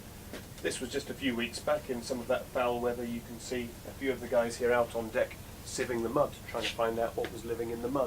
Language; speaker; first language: English; native; English